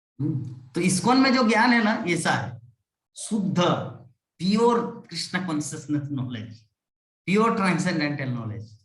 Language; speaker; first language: Hindi; non-native, local second language; Bangla